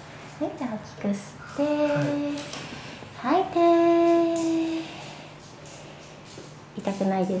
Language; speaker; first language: Japanese; native; Japanese